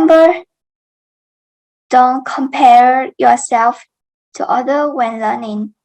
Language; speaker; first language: English; non-native, learner; Vietnamese